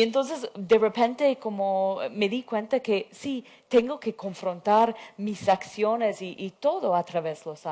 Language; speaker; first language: Spanish; non-native, fluent; English